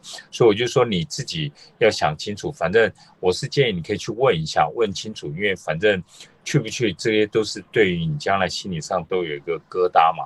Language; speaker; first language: Chinese; native; Chinese